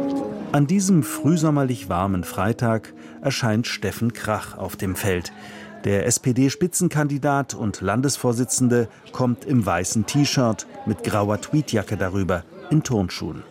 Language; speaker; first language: German; native; German